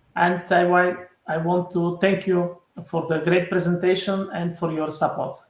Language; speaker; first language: English; non-native, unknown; Bulgarian